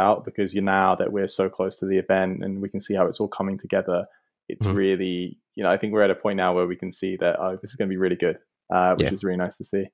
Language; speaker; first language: English; native; English